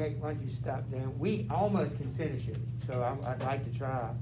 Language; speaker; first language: English; native; English